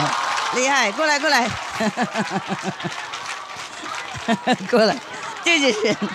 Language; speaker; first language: Chinese; non-native, fluent; Vietnamese